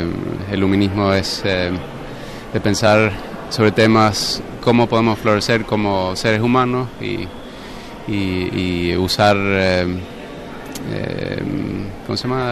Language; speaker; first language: Spanish; non-native, fluent; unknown